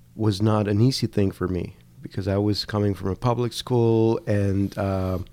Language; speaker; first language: English; non-native, fluent; Spanish